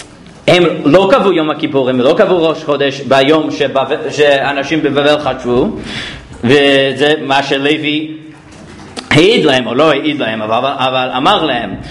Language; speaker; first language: Hebrew; non-native, fluent; English